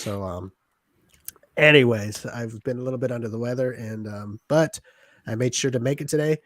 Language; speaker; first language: English; native; English